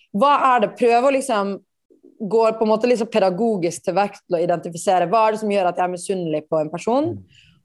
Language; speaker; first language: Norwegian; native; Norwegian